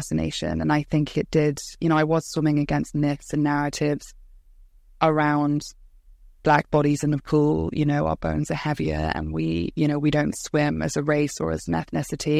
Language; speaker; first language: English; native; English